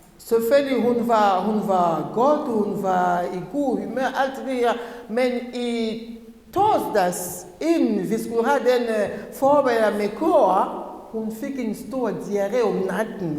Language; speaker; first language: Danish; non-native, learner; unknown